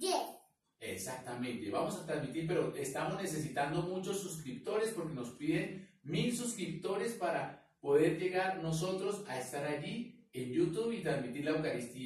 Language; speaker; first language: Spanish; native; Spanish